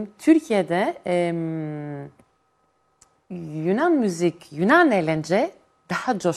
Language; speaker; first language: Turkish; non-native, fluent; Greek